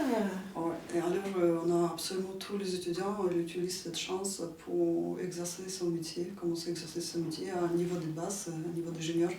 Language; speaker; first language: French; non-native, fluent; Ukrainian